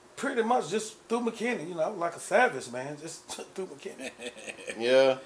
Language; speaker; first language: English; native; English